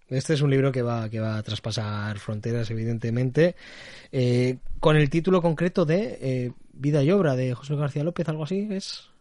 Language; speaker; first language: Spanish; native; Spanish